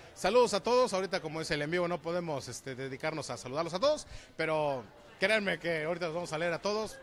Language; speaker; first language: Spanish; native; Spanish